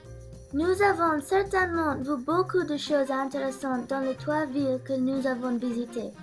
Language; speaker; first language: French; non-native, learner; English